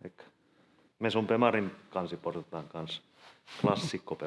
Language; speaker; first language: Finnish; native; Finnish